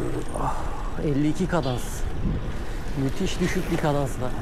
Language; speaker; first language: Turkish; native; Turkish